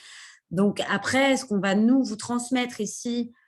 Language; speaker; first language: French; native; French